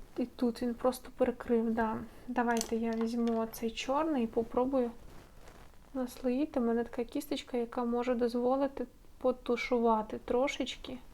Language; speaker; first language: Ukrainian; non-native, local second language; Russian